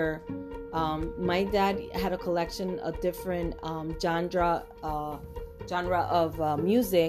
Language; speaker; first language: English; non-native, fluent; Spanish